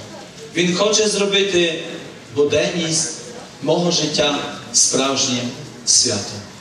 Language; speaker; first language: Ukrainian; native; Ukrainian